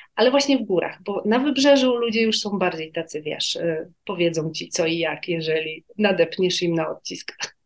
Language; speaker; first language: Polish; native; Polish